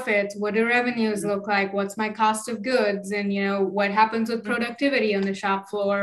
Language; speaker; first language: English; non-native, local second language; Kannada